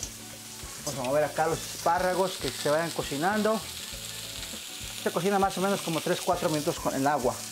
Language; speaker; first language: Spanish; native; Spanish